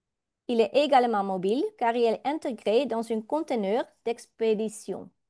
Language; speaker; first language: French; non-native, learner; Dutch